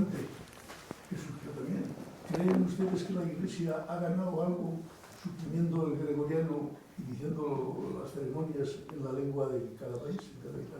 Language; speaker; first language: Spanish; native; Spanish